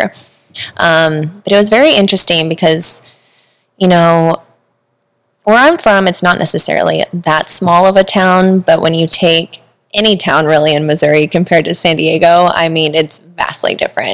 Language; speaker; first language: English; native; English